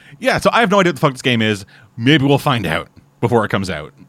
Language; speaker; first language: English; native; English